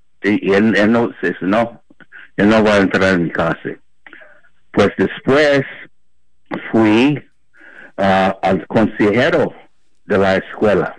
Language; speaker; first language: Spanish; non-native, fluent; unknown